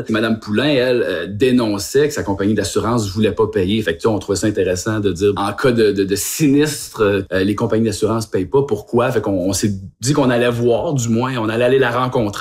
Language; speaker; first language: French; native; French